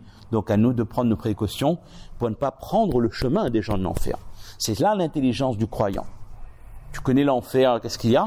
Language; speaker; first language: French; native; French